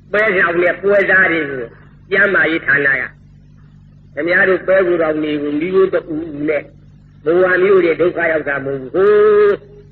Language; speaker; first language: Burmese; native; Burmese